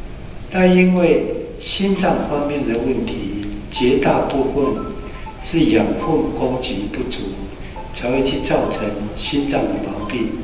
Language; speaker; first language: Chinese; native; Chinese